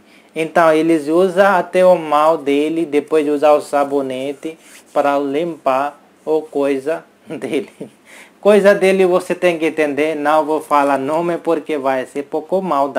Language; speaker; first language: Portuguese; non-native, learner; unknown